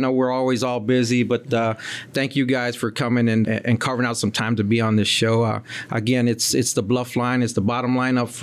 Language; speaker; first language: English; early bilingual, other home language; Spanish